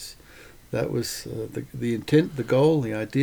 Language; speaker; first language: English; non-native, local second language; Lithuanian